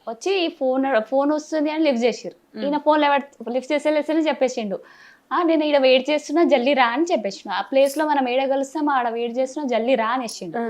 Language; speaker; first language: Telugu; non-native, local second language; Urdu